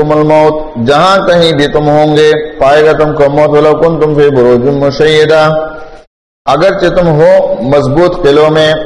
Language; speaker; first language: Urdu; non-native, local second language; Pashto